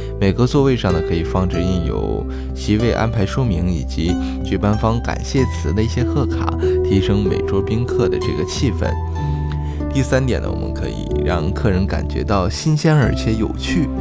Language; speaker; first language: Chinese; native; Chinese